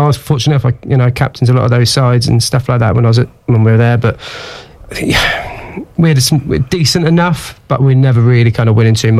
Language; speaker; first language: English; native; English